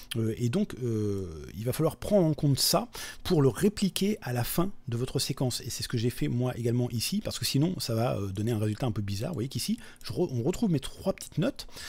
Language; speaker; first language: French; native; French